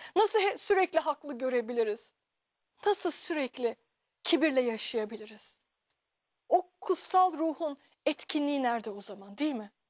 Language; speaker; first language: Turkish; native; Turkish